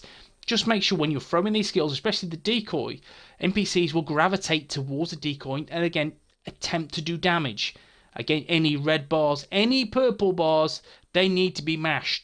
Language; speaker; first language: English; native; English